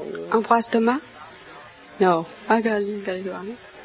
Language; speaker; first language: English; non-native, fluent; French